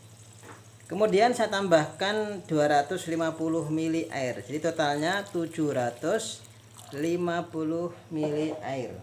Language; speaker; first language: Indonesian; native; Indonesian